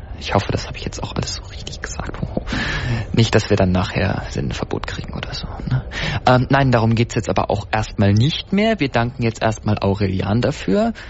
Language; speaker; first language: German; native; German